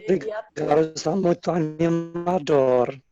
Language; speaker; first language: Portuguese; non-native, fluent; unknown